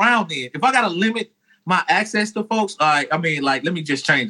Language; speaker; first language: English; native; English